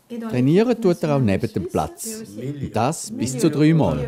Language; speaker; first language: German; native; German